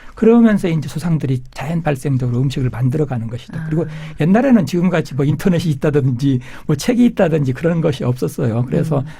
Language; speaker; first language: Korean; native; Korean